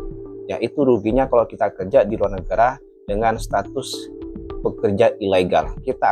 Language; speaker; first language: Indonesian; native; Indonesian